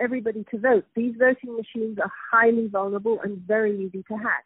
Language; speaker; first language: English; native; English